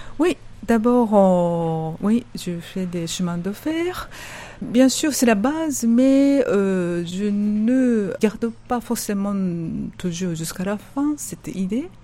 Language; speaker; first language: French; non-native, fluent; Japanese